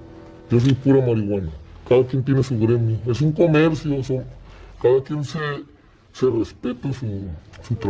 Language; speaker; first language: Spanish; native; Spanish